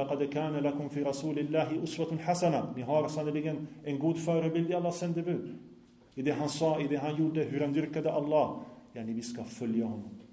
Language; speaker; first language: Swedish; non-native, fluent; Arabic